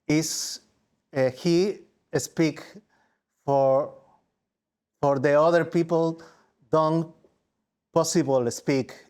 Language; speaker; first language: English; non-native, learner; Spanish